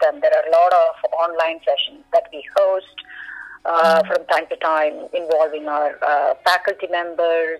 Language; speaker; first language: English; non-native, local second language; Malayalam